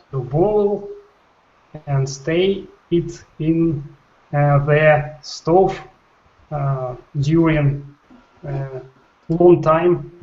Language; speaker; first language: English; non-native, learner; Russian